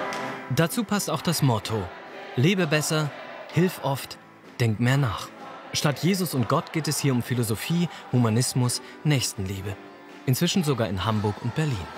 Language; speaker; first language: German; native; German